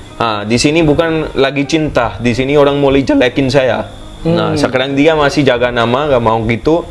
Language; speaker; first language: Indonesian; non-native, fluent; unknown